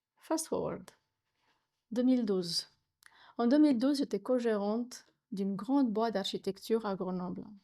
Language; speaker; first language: French; non-native, fluent; Romanian